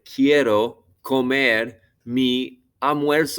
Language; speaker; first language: Spanish; non-native, fluent; English